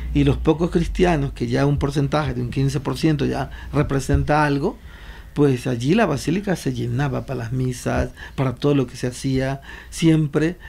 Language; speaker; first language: Spanish; native; Spanish